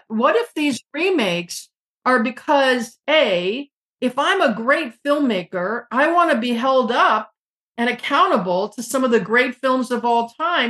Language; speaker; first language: English; native; English